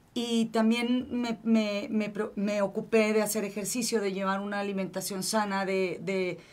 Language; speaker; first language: Spanish; native; Spanish